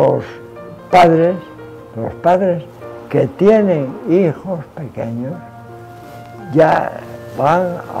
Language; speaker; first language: Spanish; native; Spanish